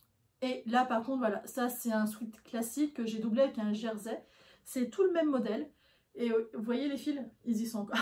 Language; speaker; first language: French; native; French